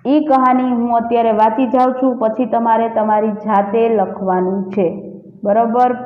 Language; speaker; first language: Hindi; non-native, local second language; Gujarati